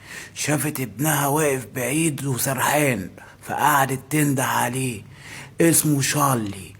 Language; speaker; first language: Arabic; native; Arabic